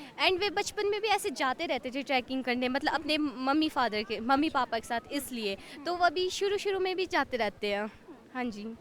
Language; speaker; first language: Hindi; early bilingual, other home language; Nepali